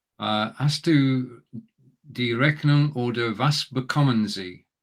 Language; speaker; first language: German; non-native, learner; English